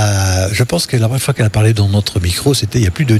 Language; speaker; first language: French; native; French